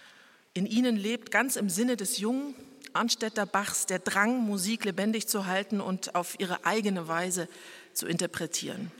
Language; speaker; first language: German; native; German